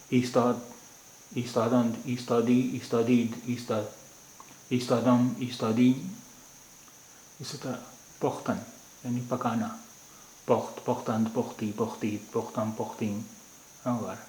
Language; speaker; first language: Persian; non-native, fluent; Urdu